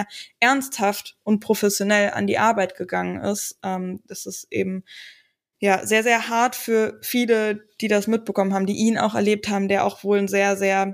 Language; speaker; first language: German; native; German